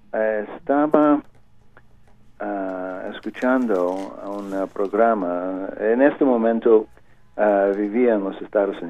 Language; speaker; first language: Spanish; non-native, learner; English